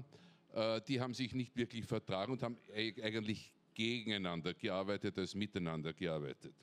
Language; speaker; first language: German; native; German